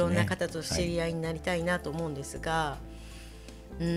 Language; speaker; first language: Japanese; native; Japanese